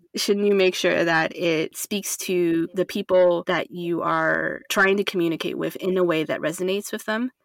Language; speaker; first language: English; non-native, fluent; Chinese